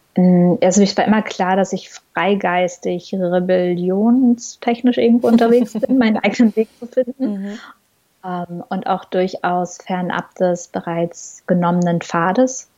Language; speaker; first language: German; native; German